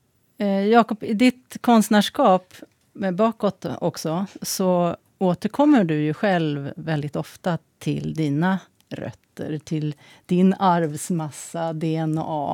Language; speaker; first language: Swedish; native; Swedish